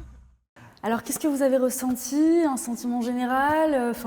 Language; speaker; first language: French; native; French